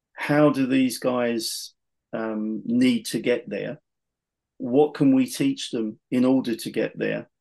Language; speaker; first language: English; native; English